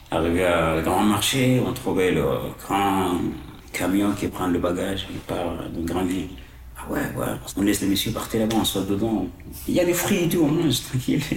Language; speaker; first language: French; non-native, learner; Arabic